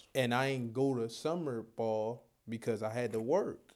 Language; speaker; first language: English; native; English